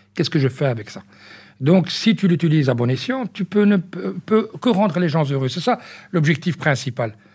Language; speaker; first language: French; early bilingual, other home language; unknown